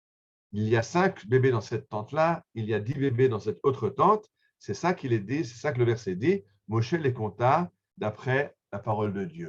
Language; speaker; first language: French; native; French